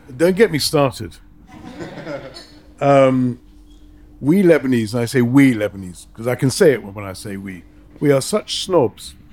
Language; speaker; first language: English; native; English